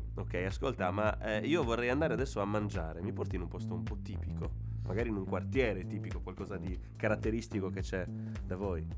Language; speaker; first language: Italian; native; Italian